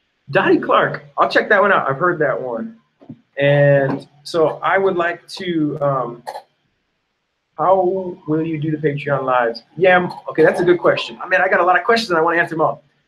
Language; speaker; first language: English; native; English